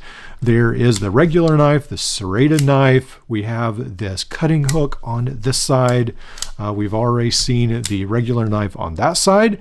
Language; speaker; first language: English; native; English